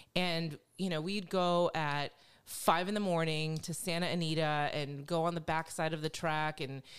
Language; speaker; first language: English; native; English